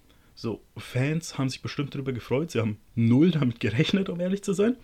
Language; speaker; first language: German; native; German